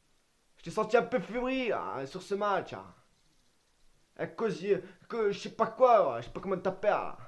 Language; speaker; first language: French; native; French